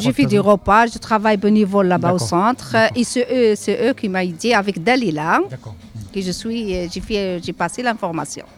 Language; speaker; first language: French; non-native, learner; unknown